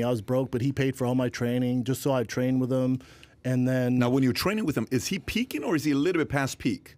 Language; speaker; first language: English; native; English